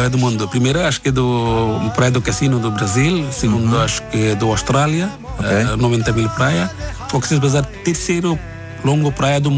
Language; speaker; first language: Portuguese; non-native, learner; Bangla